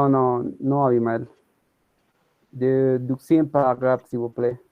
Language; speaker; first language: French; non-native, learner; Spanish